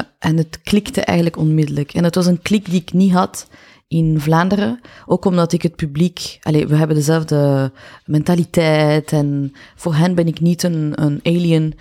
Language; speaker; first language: Dutch; early bilingual, other home language; Persian